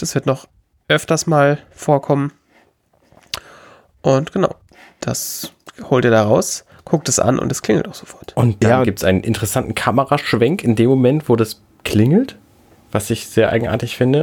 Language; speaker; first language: German; native; German